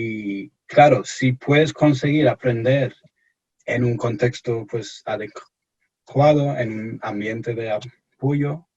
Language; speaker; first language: Spanish; non-native, fluent; English